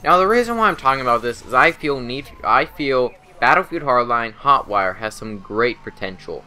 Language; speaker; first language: English; native; English